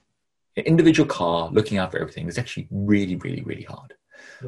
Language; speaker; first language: English; native; English